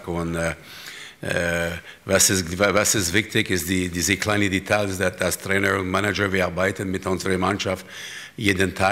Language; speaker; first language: German; non-native, learner; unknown